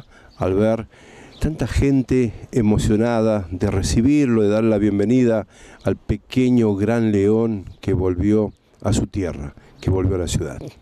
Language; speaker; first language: Spanish; native; Spanish